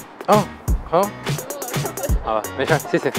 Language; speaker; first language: Chinese; non-native, fluent; English